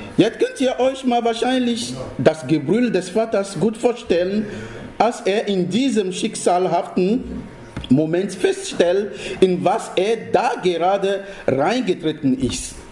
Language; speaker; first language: German; non-native, fluent; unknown